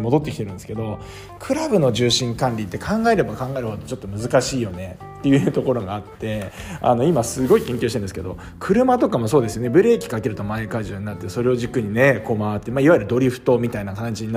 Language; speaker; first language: Japanese; native; Japanese